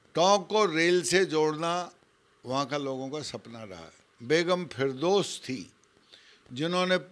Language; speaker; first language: Hindi; native; Hindi